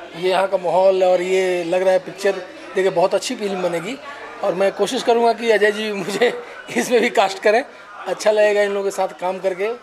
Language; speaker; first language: Hindi; non-native, local second language; Bhojpuri